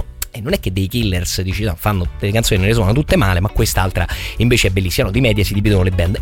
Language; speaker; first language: Italian; native; Italian